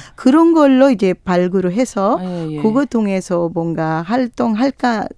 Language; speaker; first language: Korean; non-native, fluent; Sinhala